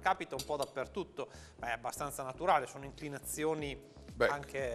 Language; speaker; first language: Italian; native; Italian